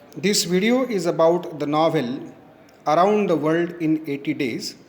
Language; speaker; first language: English; non-native, local second language; Marathi